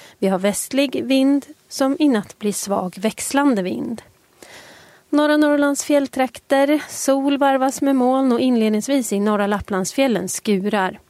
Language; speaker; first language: Swedish; native; Swedish